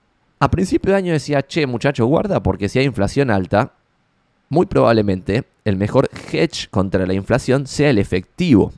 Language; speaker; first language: Spanish; native; Spanish